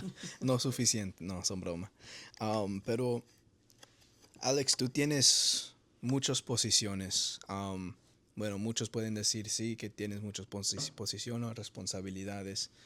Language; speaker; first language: Spanish; early bilingual, heritage; Spanish